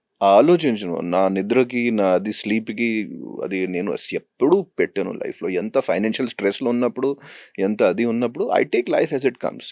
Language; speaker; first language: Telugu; non-native, fluent; Hindi